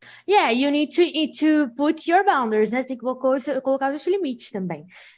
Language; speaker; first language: Portuguese; native; Portuguese